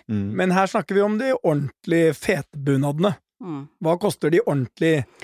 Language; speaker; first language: Norwegian; native; Norwegian